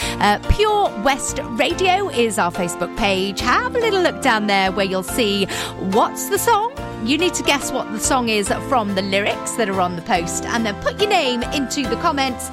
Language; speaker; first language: English; native; English